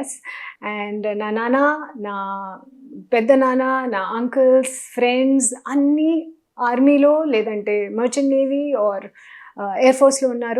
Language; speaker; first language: Telugu; non-native, local second language; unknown